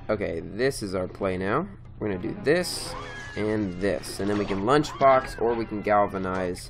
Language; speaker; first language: English; native; English